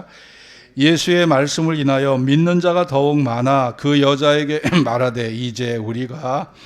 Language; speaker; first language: Korean; native; Korean